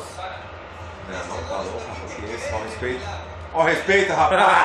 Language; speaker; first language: Portuguese; native; Portuguese